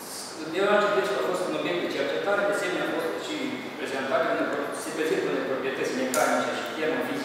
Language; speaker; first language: Romanian; native; Romanian